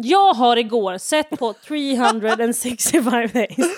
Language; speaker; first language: Swedish; native; Swedish